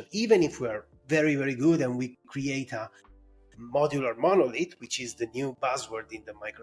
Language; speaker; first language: English; non-native, fluent; Italian